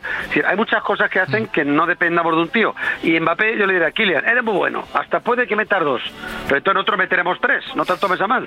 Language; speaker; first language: Spanish; native; Spanish